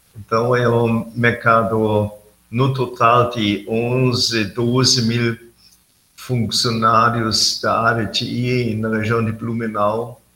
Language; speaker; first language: Portuguese; non-native, fluent; German